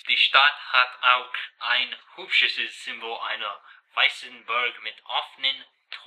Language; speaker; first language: German; non-native, learner; English